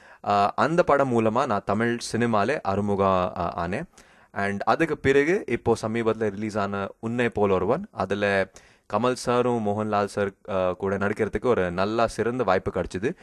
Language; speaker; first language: Tamil; early bilingual, heritage; Tamil